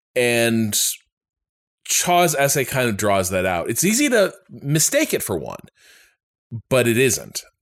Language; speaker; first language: English; native; English